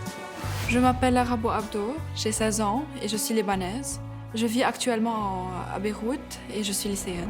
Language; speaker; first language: French; non-native, local second language; Arabic